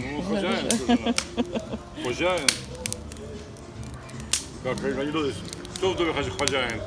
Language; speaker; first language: Russian; native; Russian